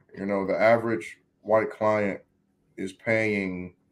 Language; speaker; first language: English; native; English